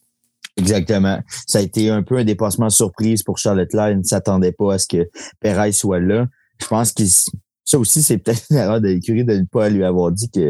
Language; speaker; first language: French; native; French